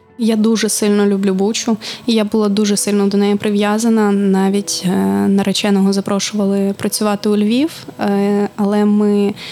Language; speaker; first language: Ukrainian; non-native, local second language; Russian